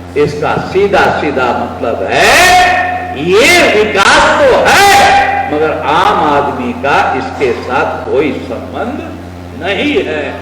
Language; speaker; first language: Hindi; non-native, local second language; Marathi